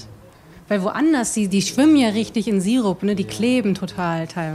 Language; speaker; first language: German; native; German